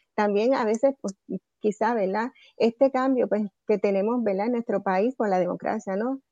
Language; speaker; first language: Spanish; native; Spanish